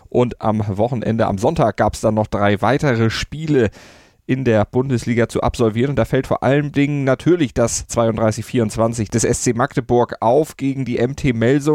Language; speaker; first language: German; native; German